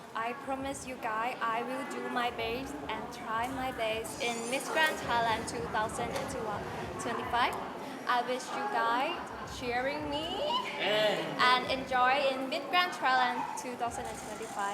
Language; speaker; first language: English; non-native, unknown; Thai